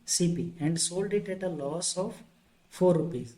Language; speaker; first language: English; non-native, local second language; Kannada